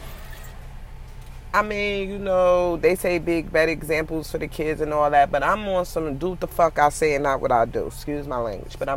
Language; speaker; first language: English; native; English